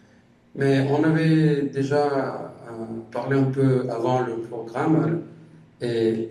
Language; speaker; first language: French; non-native, fluent; Spanish